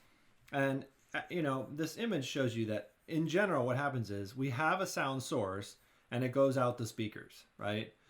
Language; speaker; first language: English; native; English